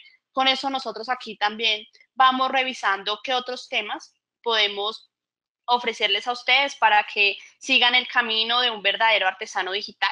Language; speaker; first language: Spanish; native; Spanish